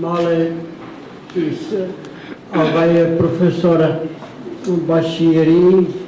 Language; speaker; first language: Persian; non-native, fluent; Czech